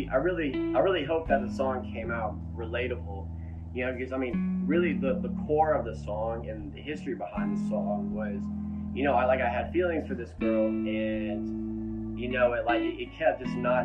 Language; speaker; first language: English; native; English